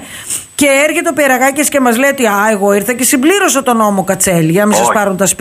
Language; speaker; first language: Greek; native; Greek